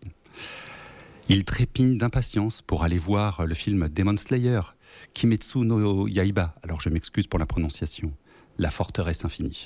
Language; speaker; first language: French; native; French